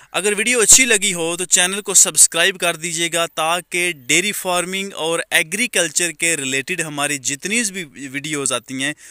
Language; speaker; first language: Urdu; non-native, local second language; Punjabi